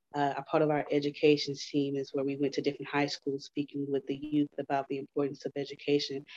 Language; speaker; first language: English; native; English